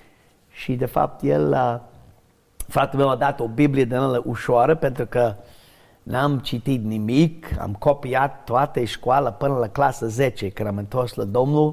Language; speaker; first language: Romanian; non-native, fluent; English